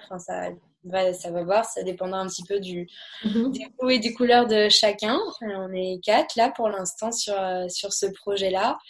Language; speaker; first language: French; native; French